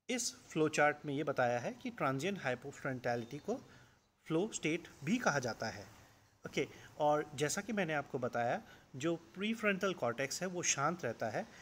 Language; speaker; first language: Hindi; non-native, local second language; Assamese